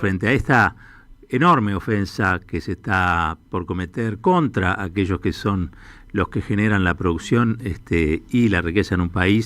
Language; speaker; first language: Spanish; native; Spanish